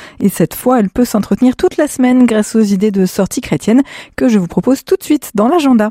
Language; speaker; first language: French; native; French